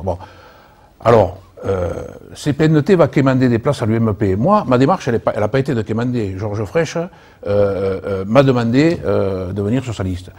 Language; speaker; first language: French; native; French